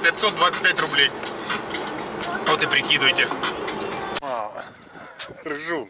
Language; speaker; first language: Russian; native; Russian